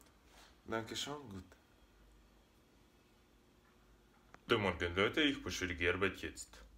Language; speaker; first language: German; non-native, learner; Russian